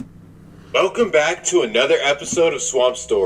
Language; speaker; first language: English; native; English